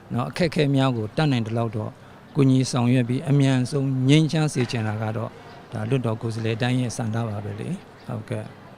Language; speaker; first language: Burmese; non-native, local second language; Shan